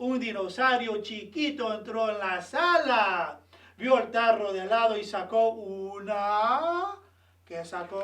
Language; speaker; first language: Spanish; early bilingual, other home language; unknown